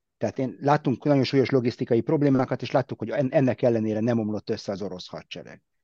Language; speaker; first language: Hungarian; early bilingual, heritage; Hungarian